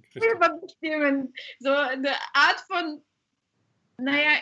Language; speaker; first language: German; non-native, fluent; Bulgarian